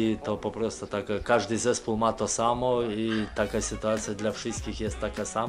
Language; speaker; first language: Polish; non-native, fluent; Lithuanian